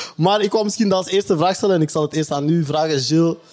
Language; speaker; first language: Dutch; native; Dutch